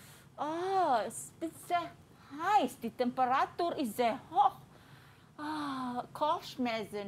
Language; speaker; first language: German; non-native, learner; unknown